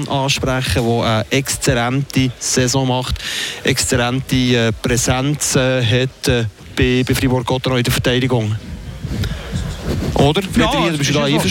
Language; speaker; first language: German; native; German